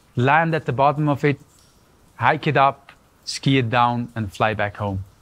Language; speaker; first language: English; non-native, fluent; Swiss German